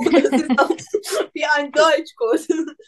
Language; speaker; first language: German; non-native, learner; Persian